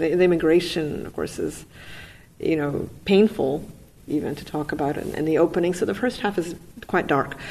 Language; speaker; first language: English; non-native, fluent; Russian